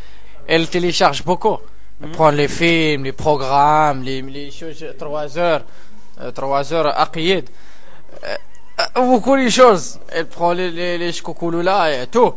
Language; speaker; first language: French; non-native, local second language; Arabic